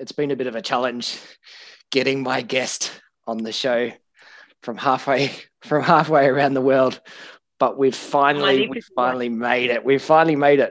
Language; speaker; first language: English; native; English